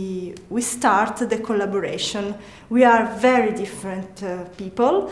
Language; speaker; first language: English; non-native, learner; Italian